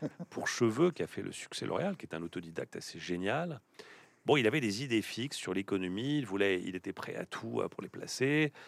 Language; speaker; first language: French; native; French